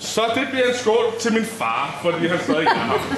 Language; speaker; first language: Danish; native; Danish